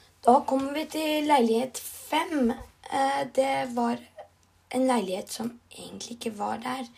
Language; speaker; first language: Norwegian; non-native, learner; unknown